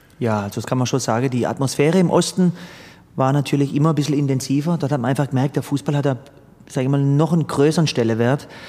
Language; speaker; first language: German; early bilingual, other home language; Croatian